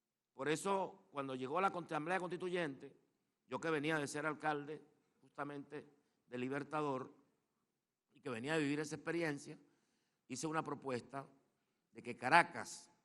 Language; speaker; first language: Spanish; native; Spanish